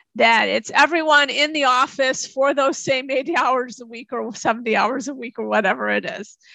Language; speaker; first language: English; native; English